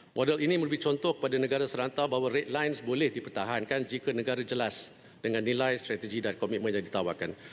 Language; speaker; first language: Malay; native; Malay